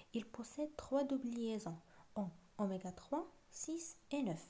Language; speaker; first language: French; non-native, local second language; Arabic